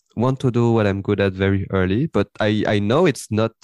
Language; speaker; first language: English; early bilingual, heritage; French